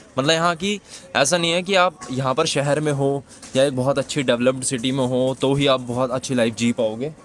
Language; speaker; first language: Hindi; native; Hindi